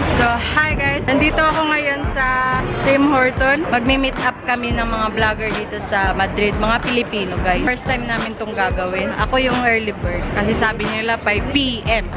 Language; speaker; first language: Filipino; non-native, local second language; Iloko